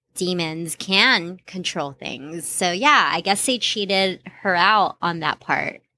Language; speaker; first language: English; non-native, local second language; Filipino